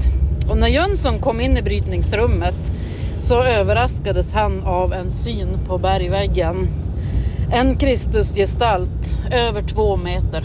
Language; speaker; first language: Swedish; native; Swedish